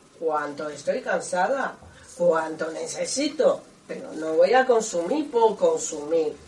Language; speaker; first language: Spanish; non-native, learner; Chinese